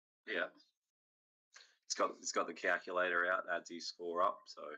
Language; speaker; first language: English; native; English